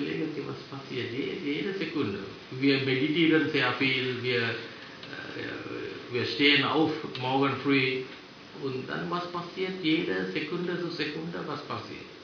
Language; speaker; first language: German; non-native, fluent; Sinhala